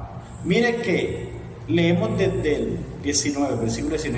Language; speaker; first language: Spanish; native; Spanish